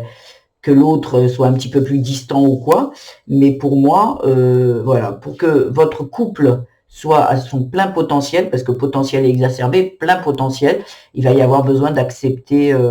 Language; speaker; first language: French; native; French